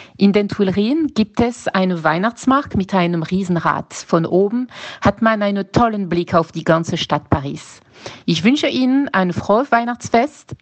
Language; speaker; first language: German; non-native, fluent; French